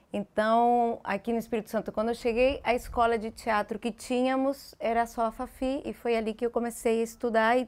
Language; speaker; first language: Portuguese; early bilingual, heritage; Spanish